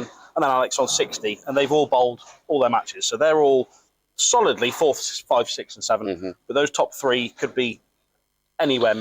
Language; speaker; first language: English; native; English